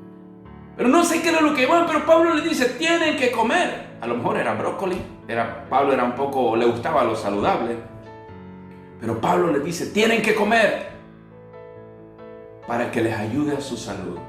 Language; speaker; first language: Spanish; native; Spanish